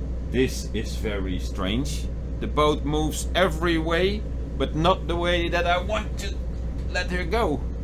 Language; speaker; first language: English; non-native, fluent; Dutch